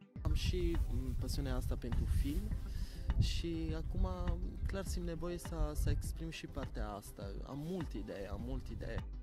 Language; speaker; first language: Romanian; non-native, fluent; Italian